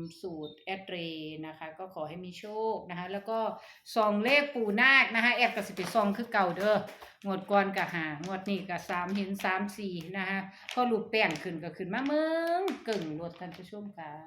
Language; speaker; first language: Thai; non-native, local second language; Northeastern Thai